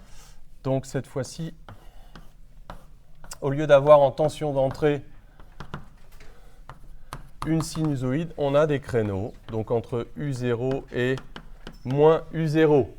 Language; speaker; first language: French; native; French